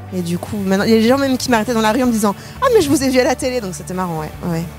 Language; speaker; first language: French; native; French